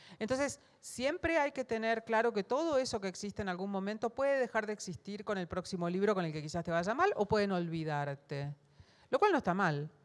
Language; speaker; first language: Spanish; native; Spanish